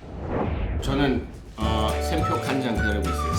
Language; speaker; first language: Korean; non-native, fluent; English